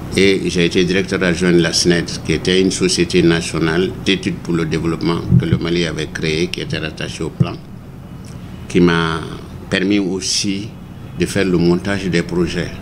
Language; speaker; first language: French; non-native, local second language; Bambara